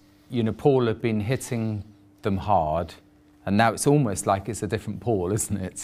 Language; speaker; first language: English; native; English